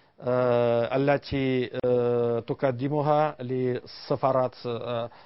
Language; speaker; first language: Arabic; non-native, fluent; Russian